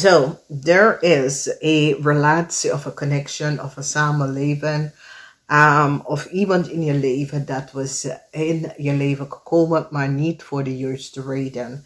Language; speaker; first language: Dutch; non-native, learner; English